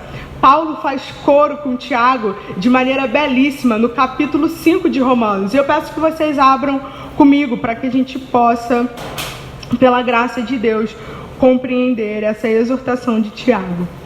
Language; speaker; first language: Portuguese; native; Portuguese